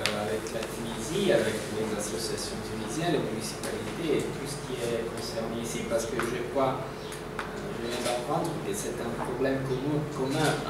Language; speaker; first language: French; non-native, fluent; Italian